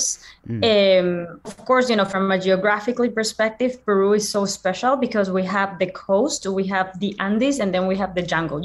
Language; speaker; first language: English; non-native, fluent; Spanish